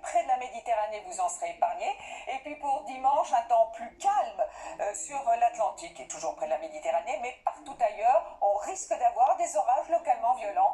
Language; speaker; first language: French; native; French